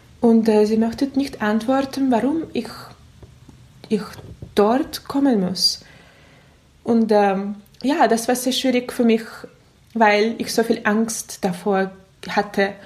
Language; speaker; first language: German; non-native, learner; Russian